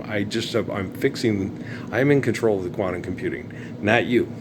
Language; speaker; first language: English; native; English